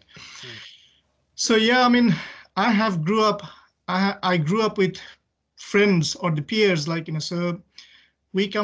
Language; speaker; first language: English; non-native, local second language; Bangla